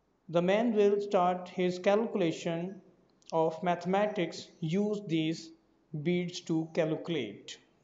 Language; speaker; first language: English; non-native, local second language; Urdu